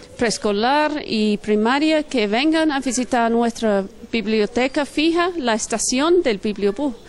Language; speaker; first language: Spanish; non-native, fluent; English